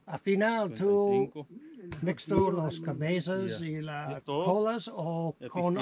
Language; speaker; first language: Spanish; non-native, learner; English